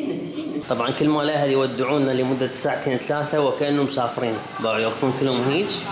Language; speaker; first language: Arabic; native; Arabic